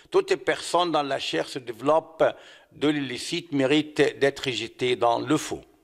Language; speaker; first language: French; non-native, fluent; Arabic